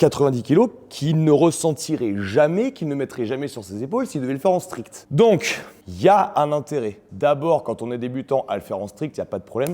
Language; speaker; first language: French; native; French